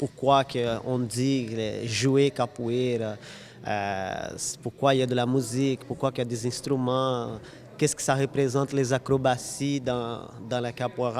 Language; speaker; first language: French; non-native, fluent; Portuguese